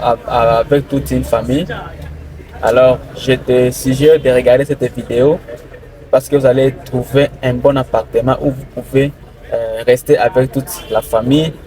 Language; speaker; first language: French; non-native, local second language; Rundi